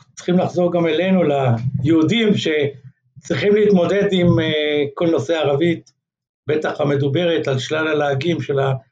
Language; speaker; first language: Hebrew; native; Hebrew